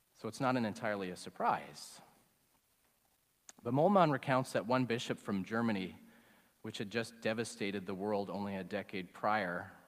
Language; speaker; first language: English; native; English